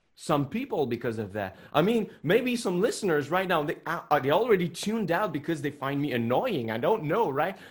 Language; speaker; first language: English; non-native, fluent; French